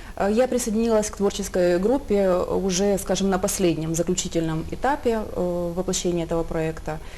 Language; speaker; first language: Russian; native; Russian